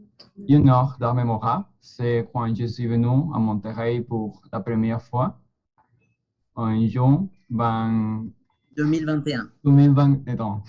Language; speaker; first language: French; non-native, learner; Spanish